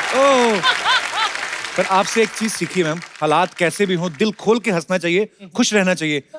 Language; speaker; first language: Hindi; native; Hindi